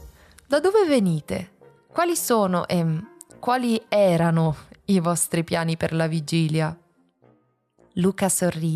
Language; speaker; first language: Italian; native; Italian